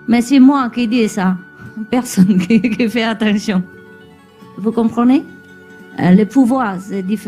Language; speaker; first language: French; non-native, learner; Chinese